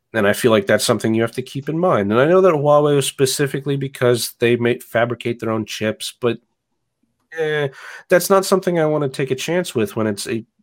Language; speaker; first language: English; native; English